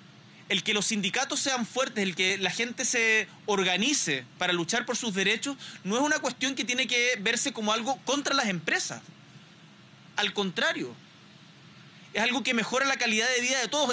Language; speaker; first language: Spanish; native; Spanish